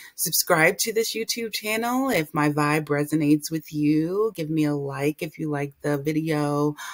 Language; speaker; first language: English; native; English